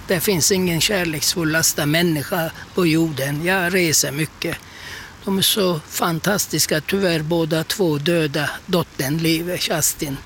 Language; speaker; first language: Swedish; non-native, fluent; Turkish